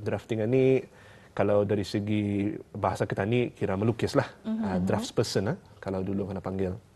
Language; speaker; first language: Malay; native; Malay